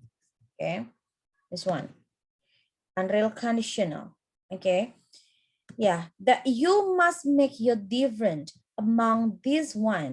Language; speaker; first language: English; non-native, fluent; Indonesian